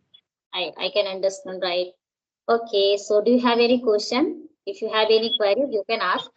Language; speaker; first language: English; non-native, local second language; Hindi